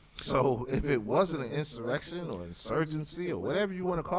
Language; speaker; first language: English; native; English